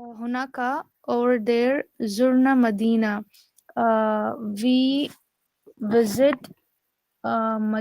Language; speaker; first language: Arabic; non-native, learner; Urdu